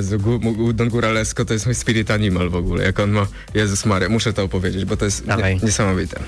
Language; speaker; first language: Polish; native; Polish